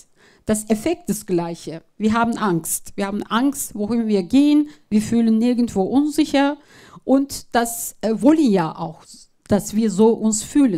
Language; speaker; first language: German; non-native, fluent; Turkish